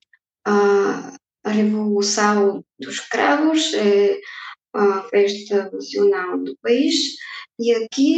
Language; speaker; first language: Portuguese; non-native, fluent; Bulgarian